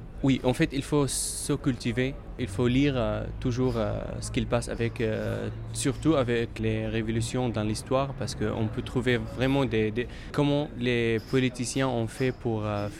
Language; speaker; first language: French; non-native, fluent; Arabic